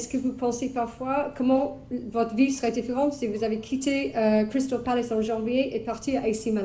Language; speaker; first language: French; non-native, learner; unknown